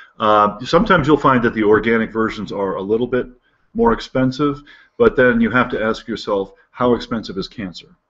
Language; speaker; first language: English; native; English